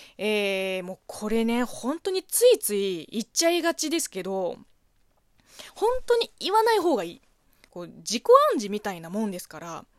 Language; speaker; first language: Japanese; non-native, fluent; Chinese